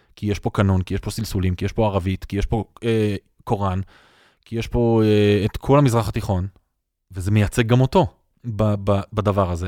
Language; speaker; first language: Hebrew; native; Hebrew